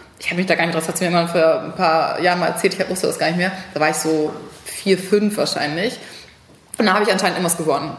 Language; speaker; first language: German; native; German